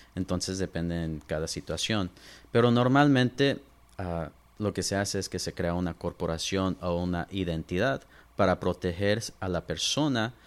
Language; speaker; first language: Spanish; early bilingual, heritage; Spanish